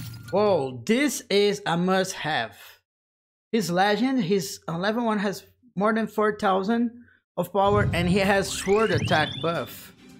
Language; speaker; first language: English; non-native, fluent; Portuguese